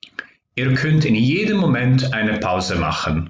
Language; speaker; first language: German; non-native, fluent; Croatian